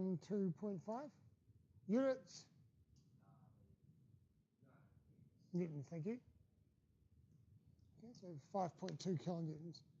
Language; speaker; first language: English; native; English